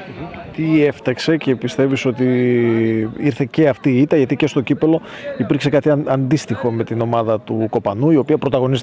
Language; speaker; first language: Greek; native; Greek